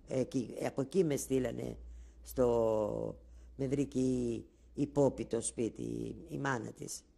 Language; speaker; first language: Greek; non-native, local second language; Ladino